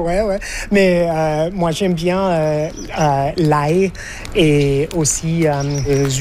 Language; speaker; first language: French; non-native, fluent; English